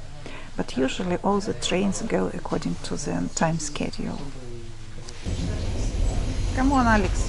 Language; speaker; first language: English; non-native, fluent; Russian